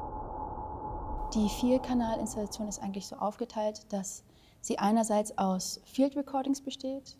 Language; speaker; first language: German; early bilingual, other home language; Vietnamese